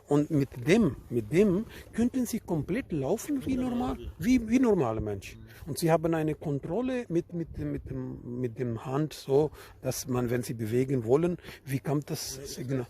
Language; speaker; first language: German; non-native, learner; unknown